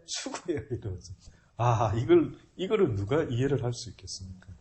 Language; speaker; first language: Korean; native; Korean